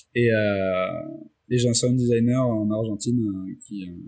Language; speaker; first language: French; native; French